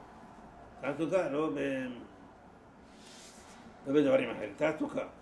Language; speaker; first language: Hebrew; non-native, fluent; Persian